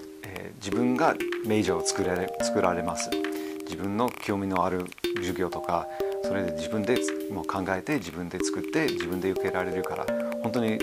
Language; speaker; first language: Japanese; non-native, fluent; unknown